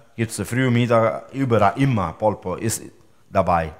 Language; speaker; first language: German; non-native, fluent; Italian